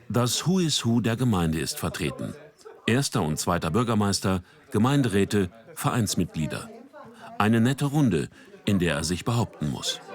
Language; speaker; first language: German; native; German